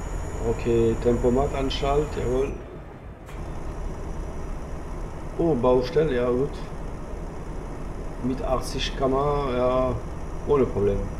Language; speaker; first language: German; non-native, fluent; French